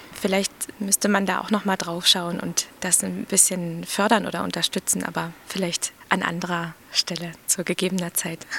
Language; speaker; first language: German; native; German